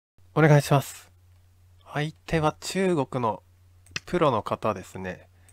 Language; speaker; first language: Japanese; native; Japanese